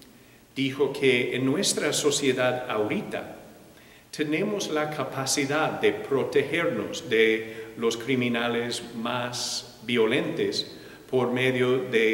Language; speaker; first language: Spanish; non-native, fluent; English